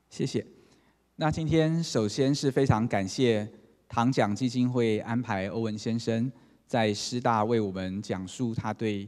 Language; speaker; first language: Chinese; native; Chinese